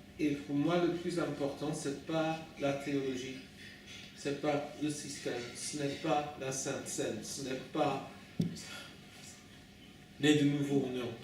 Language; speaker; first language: French; non-native, fluent; English